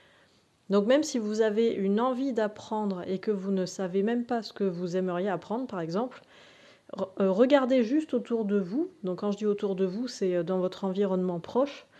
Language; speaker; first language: French; native; French